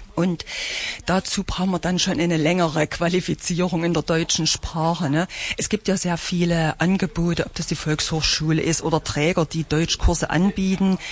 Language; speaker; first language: German; native; German